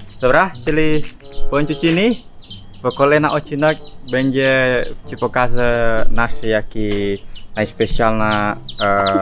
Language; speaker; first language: Polish; non-native, learner; Indonesian